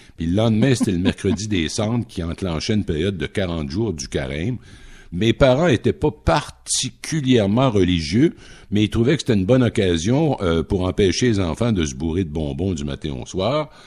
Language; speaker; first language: French; native; French